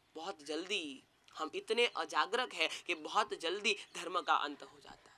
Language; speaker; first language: Hindi; non-native, local second language; Gujarati